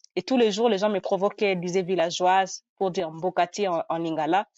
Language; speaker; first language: French; non-native, local second language; Nande